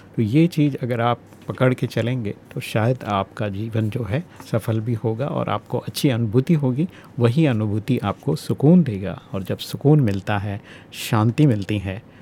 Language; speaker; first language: Hindi; native; Hindi